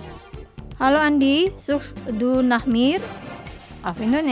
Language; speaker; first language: German; non-native, learner; Indonesian